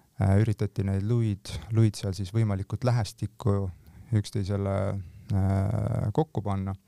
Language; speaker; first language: Estonian; native; Estonian